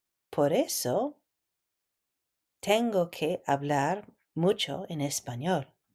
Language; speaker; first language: Spanish; non-native, fluent; English